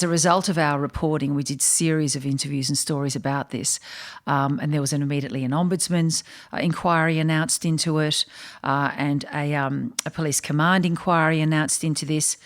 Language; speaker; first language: English; native; English